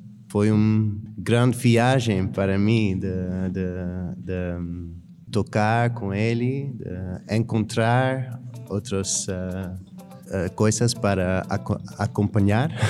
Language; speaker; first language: Portuguese; non-native, fluent; Dutch